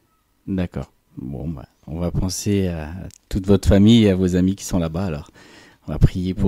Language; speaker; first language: French; native; French